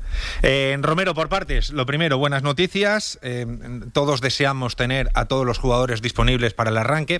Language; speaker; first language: Spanish; native; Spanish